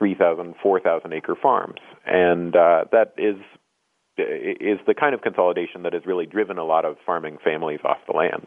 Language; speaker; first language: English; native; English